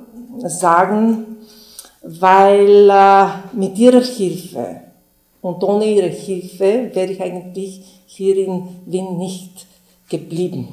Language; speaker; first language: German; non-native, fluent; Bulgarian